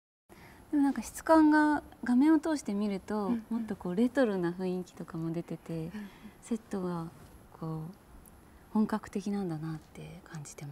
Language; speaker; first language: Japanese; native; Japanese